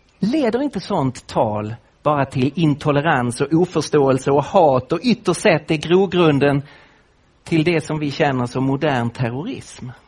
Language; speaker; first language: Swedish; native; Swedish